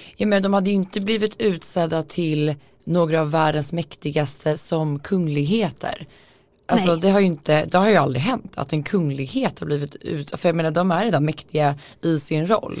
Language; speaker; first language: Swedish; native; Swedish